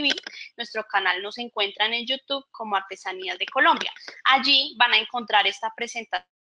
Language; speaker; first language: Spanish; native; Spanish